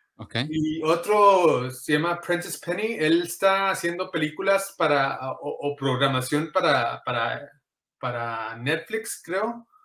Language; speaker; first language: Spanish; early bilingual, heritage; Spanish